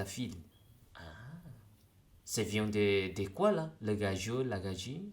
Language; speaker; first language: French; non-native, learner; Indonesian